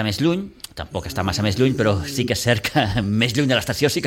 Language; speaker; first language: Catalan; native; Catalan